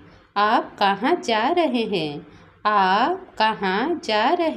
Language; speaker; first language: Hindi; non-native, local second language; Odia